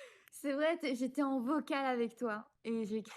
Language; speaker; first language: French; native; French